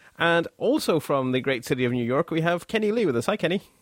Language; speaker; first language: English; non-native, fluent; Dutch